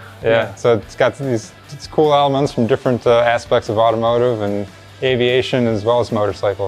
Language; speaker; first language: English; native; English